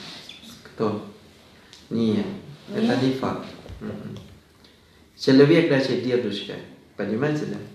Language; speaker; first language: Russian; non-native, fluent; Thai